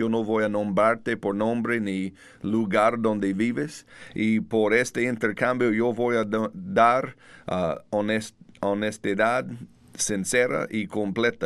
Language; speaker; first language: Spanish; non-native, learner; English